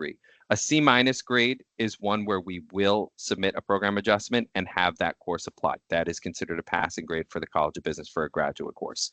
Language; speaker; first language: English; native; English